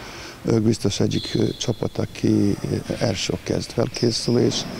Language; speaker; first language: Hungarian; non-native, fluent; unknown